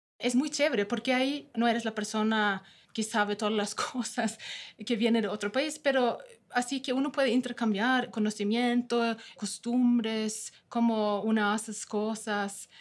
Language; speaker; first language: Spanish; non-native, fluent; Norwegian